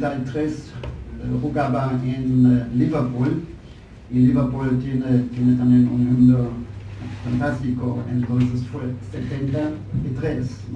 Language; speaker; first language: Spanish; non-native, fluent; German